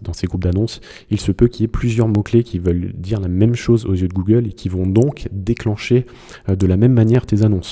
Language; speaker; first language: French; native; French